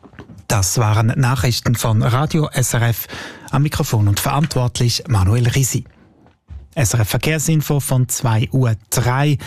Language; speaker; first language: German; native; German